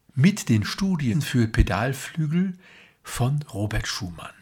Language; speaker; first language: German; native; German